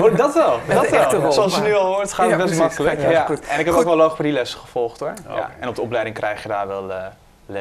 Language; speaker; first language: Dutch; native; Dutch